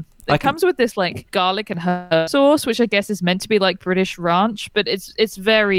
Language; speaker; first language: English; native; English